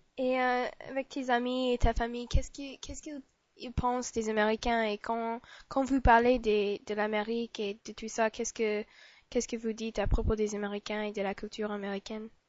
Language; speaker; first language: French; non-native, learner; English